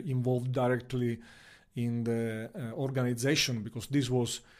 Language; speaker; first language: English; non-native, fluent; Italian